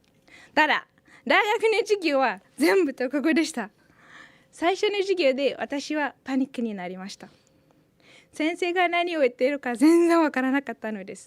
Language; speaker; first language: Japanese; non-native, fluent; Hausa